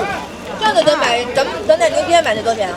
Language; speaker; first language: Chinese; native; Chinese